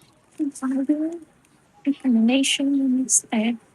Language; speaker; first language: English; non-native, learner; Vietnamese